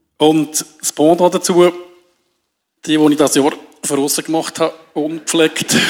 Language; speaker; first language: German; native; German